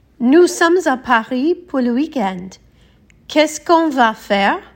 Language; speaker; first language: French; non-native, learner; English